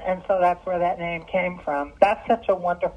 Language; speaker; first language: English; early bilingual, other home language; Arabic